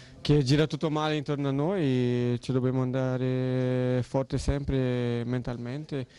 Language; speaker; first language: Italian; non-native, fluent; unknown